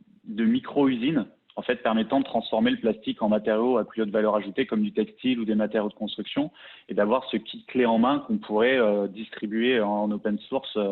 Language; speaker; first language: French; native; French